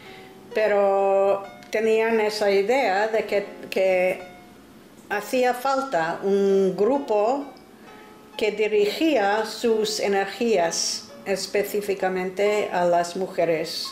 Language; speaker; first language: Spanish; non-native, fluent; English